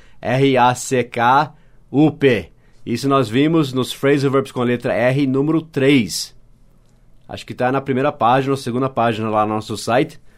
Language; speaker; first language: Portuguese; non-native, fluent; English